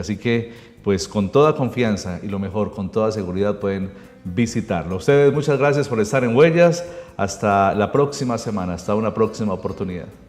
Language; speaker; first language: Spanish; native; Spanish